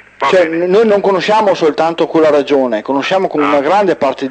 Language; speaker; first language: Italian; native; Italian